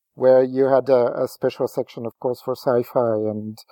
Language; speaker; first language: English; non-native, fluent; French